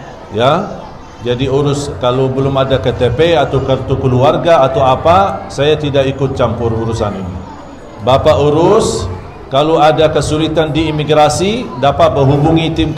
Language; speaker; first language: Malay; non-native, fluent; Arabic